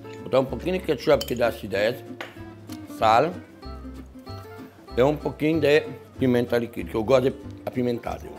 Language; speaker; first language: Portuguese; non-native, fluent; French